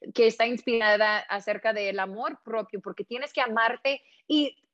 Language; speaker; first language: Spanish; early bilingual, heritage; Spanish